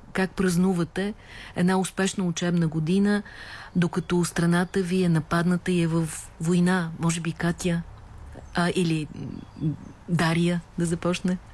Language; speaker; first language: Bulgarian; native; Bulgarian